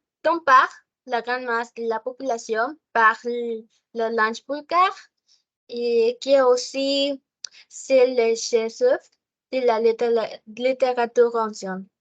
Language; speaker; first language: French; non-native, learner; Spanish